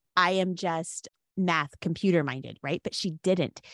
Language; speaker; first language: English; native; English